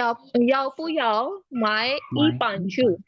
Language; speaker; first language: Chinese; non-native, learner; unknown